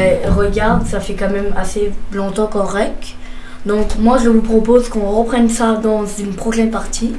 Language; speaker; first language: French; native; French